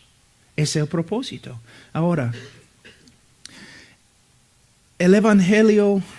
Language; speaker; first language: Spanish; non-native, fluent; English